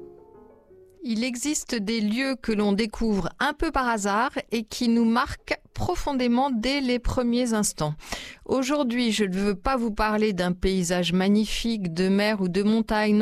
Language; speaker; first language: French; native; French